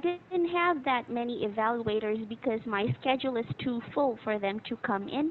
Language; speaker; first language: English; non-native, fluent; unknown